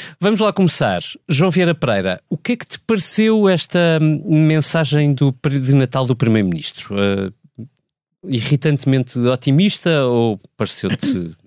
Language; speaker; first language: Portuguese; native; Portuguese